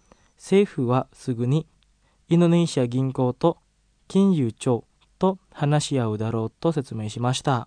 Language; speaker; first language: Japanese; non-native, fluent; Indonesian